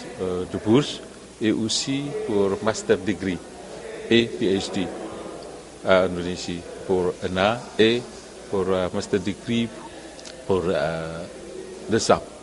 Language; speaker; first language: French; non-native, learner; Indonesian